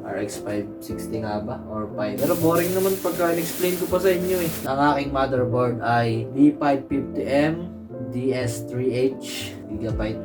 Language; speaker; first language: Filipino; native; Filipino